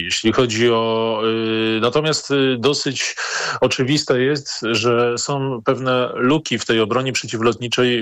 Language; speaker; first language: Polish; native; Polish